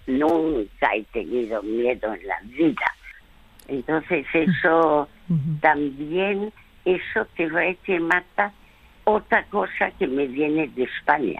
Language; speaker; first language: Spanish; early bilingual, other home language; French